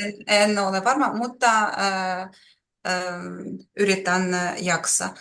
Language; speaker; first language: Finnish; non-native, learner; Russian